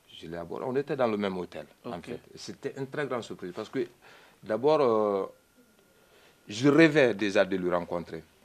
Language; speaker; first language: French; non-native, local second language; Mandingo